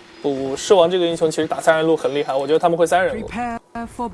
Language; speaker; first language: Chinese; native; Chinese